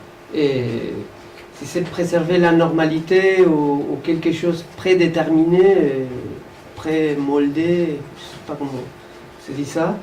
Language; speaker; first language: French; non-native, fluent; Spanish